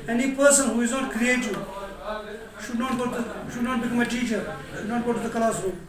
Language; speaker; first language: English; non-native, local second language; Urdu